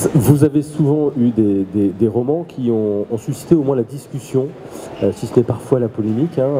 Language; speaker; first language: French; native; French